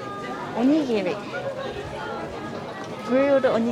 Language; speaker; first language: English; non-native, fluent; Japanese